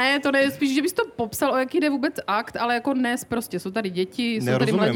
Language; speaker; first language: Czech; native; Czech